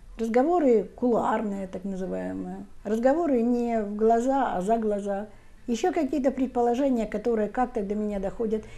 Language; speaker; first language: Russian; native; Russian